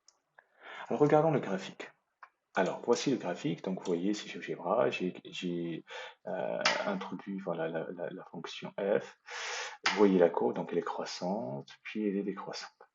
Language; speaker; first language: French; native; French